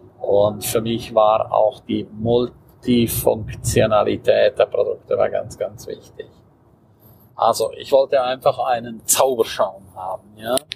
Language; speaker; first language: German; non-native, local second language; Romansh